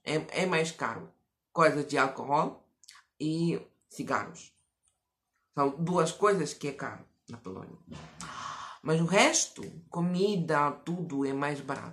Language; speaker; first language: Portuguese; non-native, fluent; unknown